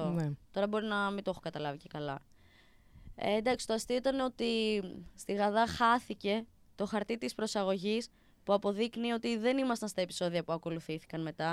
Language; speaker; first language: Greek; native; Greek